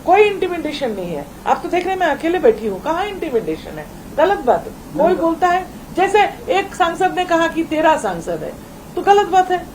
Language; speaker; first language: Hindi; non-native, local second language; Bangla